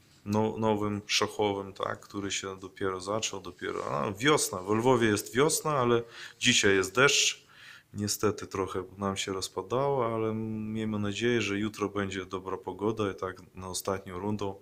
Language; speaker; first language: Polish; non-native, fluent; Ukrainian